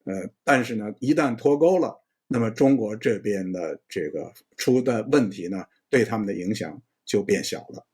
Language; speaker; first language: Chinese; native; Chinese